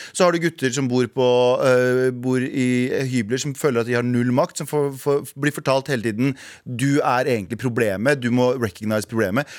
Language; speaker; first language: Norwegian; early bilingual, other home language; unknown